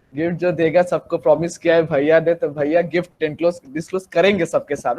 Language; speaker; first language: Hindi; non-native, local second language; Bangla